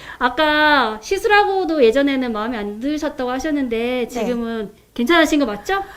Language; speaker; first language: Korean; native; Korean